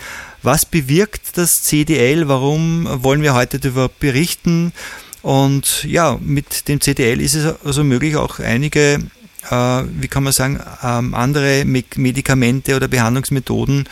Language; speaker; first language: German; native; German